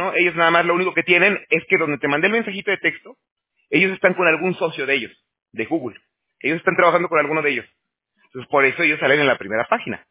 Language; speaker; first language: Spanish; native; Spanish